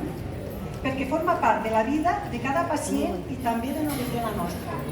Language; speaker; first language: Catalan; native; Catalan